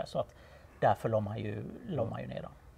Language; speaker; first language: Swedish; native; Swedish